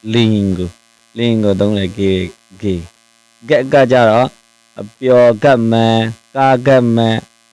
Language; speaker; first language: Burmese; non-native, local second language; Rohingya